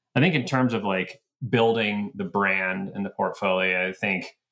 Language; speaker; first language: English; native; English